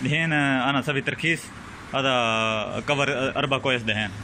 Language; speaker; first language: Arabic; non-native, learner; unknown